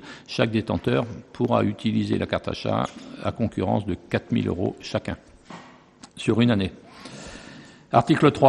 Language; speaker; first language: French; native; French